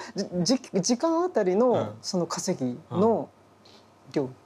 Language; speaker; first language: Japanese; native; Japanese